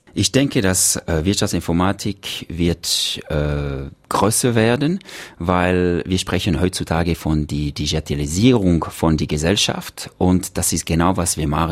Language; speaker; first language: German; non-native, local second language; French